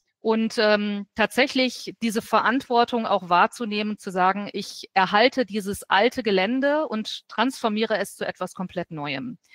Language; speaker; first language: German; native; German